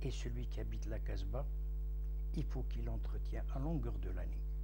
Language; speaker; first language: French; non-native, local second language; Arabic